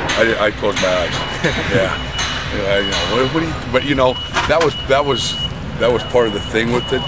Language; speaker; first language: English; native; English